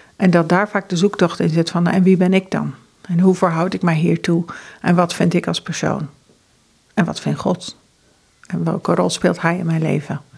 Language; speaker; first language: Dutch; early bilingual, heritage; Dutch